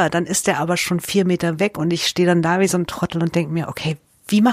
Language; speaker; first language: German; native; German